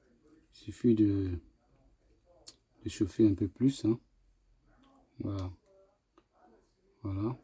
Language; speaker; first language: French; native; French